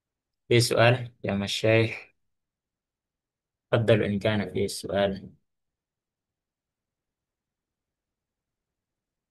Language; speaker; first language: Arabic; non-native, fluent; Indonesian